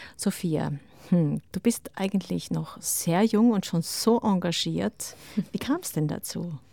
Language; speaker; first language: German; native; German